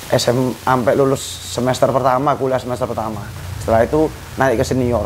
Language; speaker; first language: Indonesian; non-native, local second language; Javanese